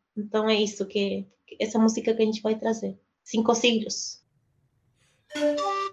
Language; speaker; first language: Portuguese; non-native, fluent; Spanish